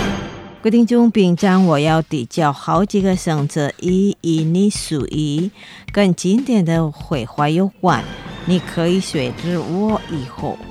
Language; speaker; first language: Chinese; non-native, learner; Indonesian